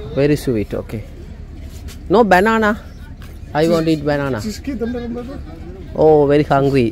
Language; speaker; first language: English; non-native, learner; Tamil